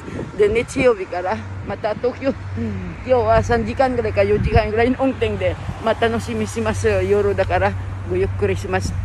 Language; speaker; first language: Japanese; non-native, fluent; Filipino